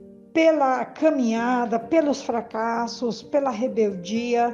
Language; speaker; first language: Portuguese; native; Portuguese